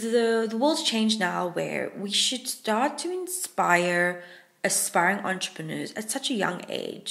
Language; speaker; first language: English; native; English